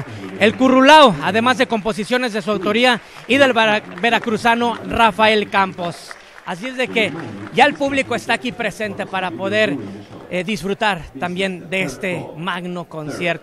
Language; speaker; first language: Spanish; native; Spanish